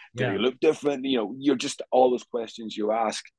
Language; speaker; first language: English; native; English